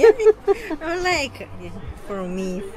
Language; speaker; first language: English; non-native, learner; Chinese